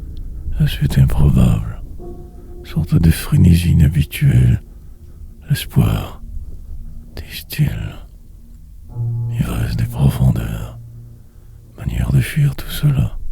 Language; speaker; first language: French; native; French